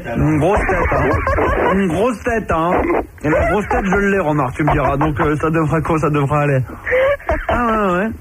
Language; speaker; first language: French; native; French